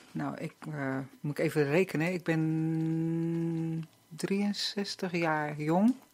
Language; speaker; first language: Dutch; native; Dutch